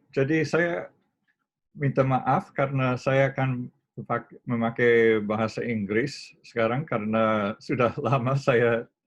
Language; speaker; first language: Indonesian; non-native, fluent; English